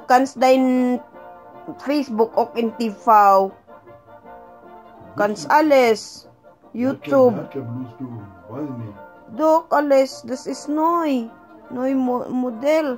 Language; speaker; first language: German; non-native, learner; Filipino